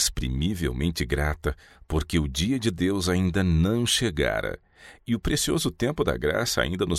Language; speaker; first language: Portuguese; native; Portuguese